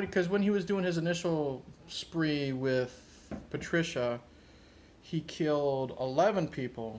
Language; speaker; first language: English; native; English